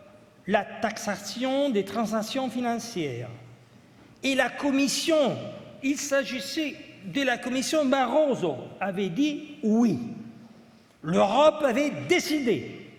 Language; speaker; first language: French; non-native, fluent; Italian